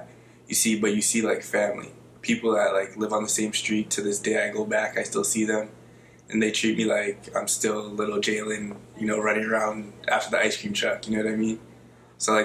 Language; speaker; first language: English; native; English